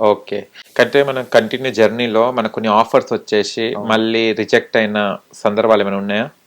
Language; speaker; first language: Telugu; native; Telugu